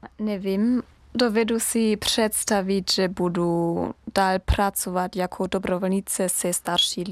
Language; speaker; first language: Czech; non-native, learner; German